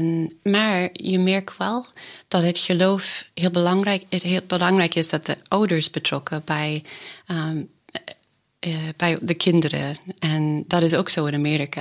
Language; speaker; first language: Dutch; non-native, fluent; English